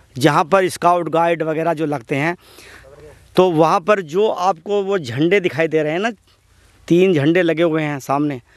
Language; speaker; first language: Hindi; native; Hindi